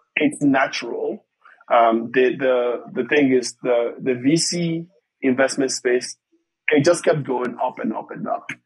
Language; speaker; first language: English; non-native, fluent; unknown